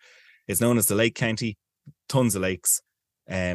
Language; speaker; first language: English; native; English